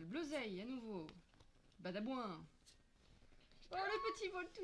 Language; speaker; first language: French; native; French